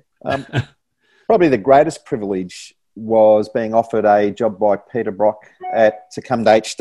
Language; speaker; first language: English; native; English